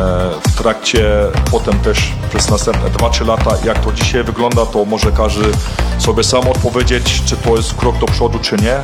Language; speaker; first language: Polish; early bilingual, heritage; Polish